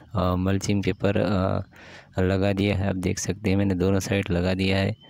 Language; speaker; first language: Hindi; native; Hindi